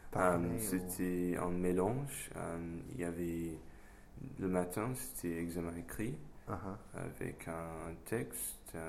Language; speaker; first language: French; non-native, fluent; English